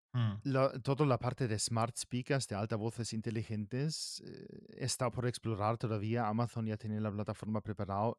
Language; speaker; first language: Spanish; non-native, fluent; German